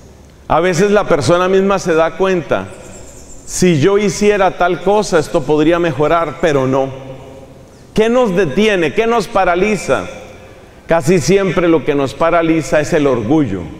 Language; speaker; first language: Spanish; native; Spanish